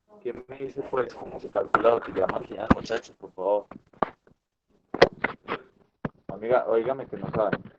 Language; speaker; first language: Spanish; native; Spanish